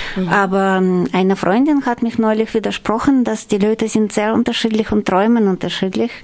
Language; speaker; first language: German; non-native, fluent; Russian